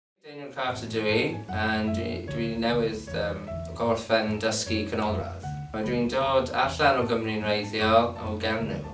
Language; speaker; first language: Welsh; non-native, learner; English